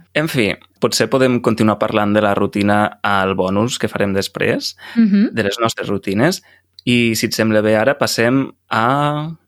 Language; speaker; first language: Catalan; native; Catalan